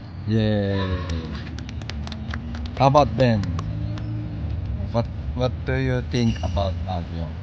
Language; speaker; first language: English; non-native, learner; Japanese